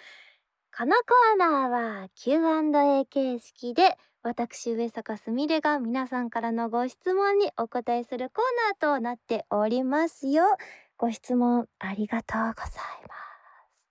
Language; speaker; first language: Japanese; native; Japanese